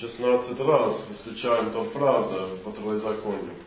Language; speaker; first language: Russian; non-native, fluent; English